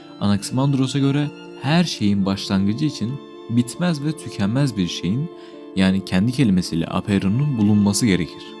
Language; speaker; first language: Turkish; native; Turkish